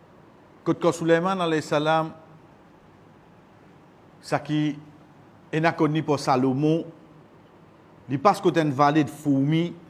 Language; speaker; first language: French; non-native, local second language; Morisyen